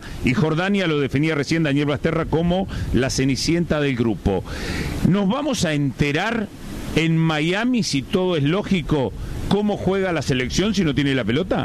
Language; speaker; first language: Spanish; native; Spanish